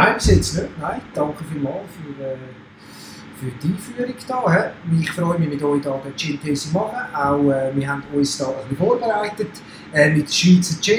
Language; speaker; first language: German; native; German